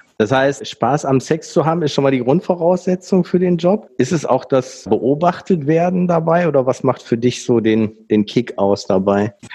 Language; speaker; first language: German; native; German